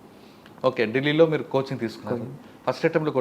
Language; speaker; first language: Telugu; native; Telugu